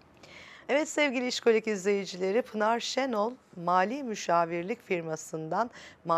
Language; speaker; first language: Turkish; native; Turkish